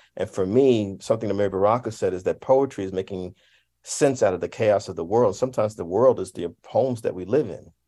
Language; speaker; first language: English; native; English